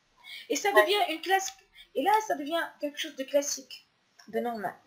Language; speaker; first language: French; non-native, local second language; Arabic